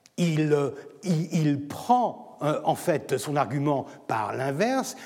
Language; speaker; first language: French; non-native, fluent; Turkish